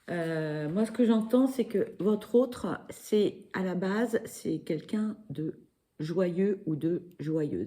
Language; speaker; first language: French; native; French